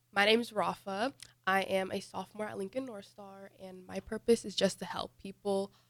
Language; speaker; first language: English; native; English